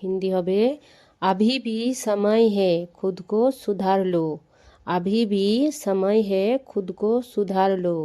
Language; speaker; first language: Hindi; non-native, fluent; Bangla